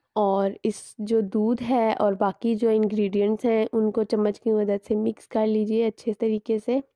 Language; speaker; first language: Hindi; native; Hindi